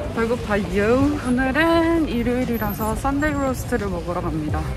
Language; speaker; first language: Korean; native; Korean